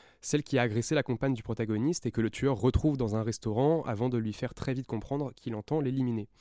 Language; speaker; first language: French; native; French